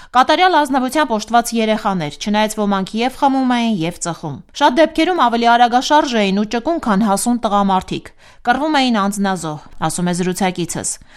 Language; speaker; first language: Armenian; native; Armenian